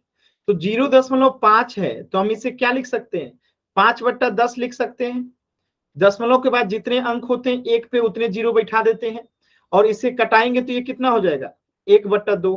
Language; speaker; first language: Hindi; native; Hindi